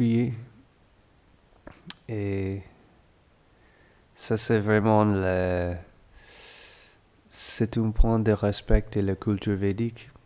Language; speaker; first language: French; non-native, fluent; English